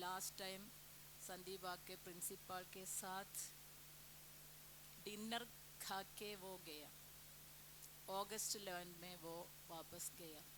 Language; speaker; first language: Hindi; non-native, local second language; Malayalam